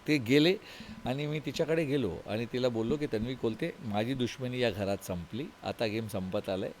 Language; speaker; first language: Marathi; non-native, local second language; Tulu